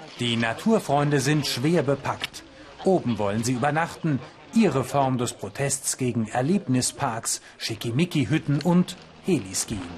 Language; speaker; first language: German; native; German